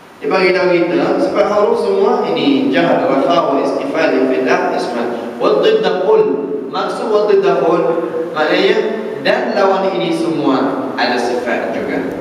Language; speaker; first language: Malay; non-native, fluent; Arabic